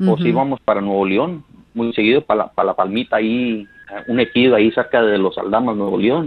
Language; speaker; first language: Spanish; early bilingual, heritage; Spanish